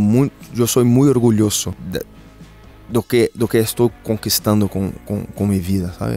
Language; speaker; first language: Spanish; non-native, fluent; Portuguese